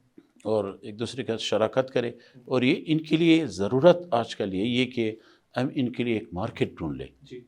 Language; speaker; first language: Hindi; non-native, fluent; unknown